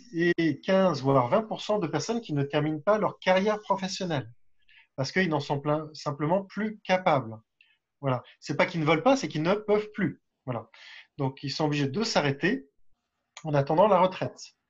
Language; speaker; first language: French; native; French